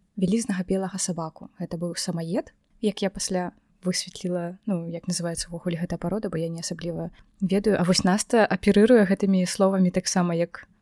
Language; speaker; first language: Belarusian; non-native, local second language; Russian